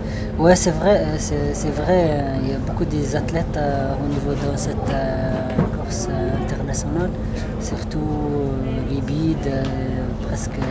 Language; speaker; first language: French; non-native, learner; Arabic